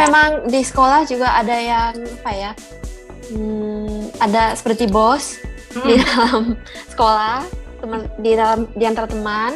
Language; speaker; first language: Indonesian; non-native, fluent; Japanese